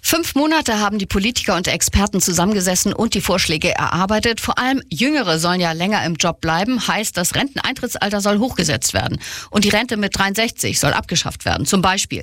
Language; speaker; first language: German; native; German